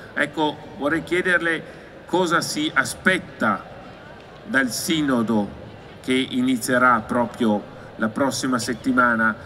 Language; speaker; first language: Italian; native; Italian